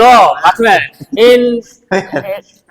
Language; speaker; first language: English; non-native, learner; Hindi